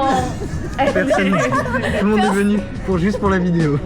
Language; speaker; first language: French; native; French